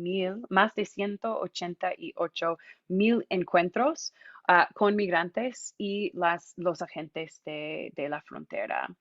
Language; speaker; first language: Spanish; non-native, fluent; English